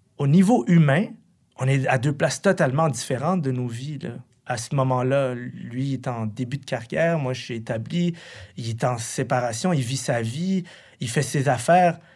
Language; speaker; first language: French; early bilingual, other home language; Arabic